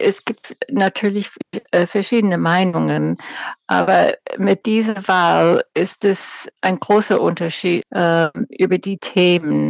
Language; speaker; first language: German; non-native, fluent; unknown